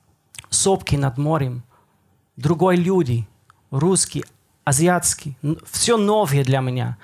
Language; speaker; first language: Russian; non-native, learner; Dutch